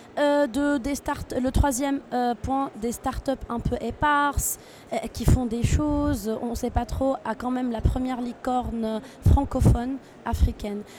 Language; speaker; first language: French; non-native, local second language; Arabic